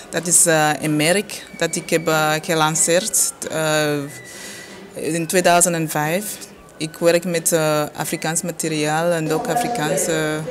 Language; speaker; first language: Dutch; non-native, fluent; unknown